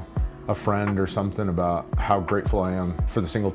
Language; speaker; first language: English; native; English